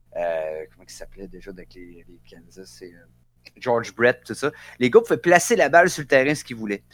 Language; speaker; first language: French; native; French